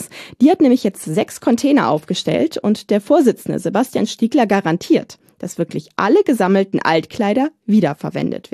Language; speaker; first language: German; native; German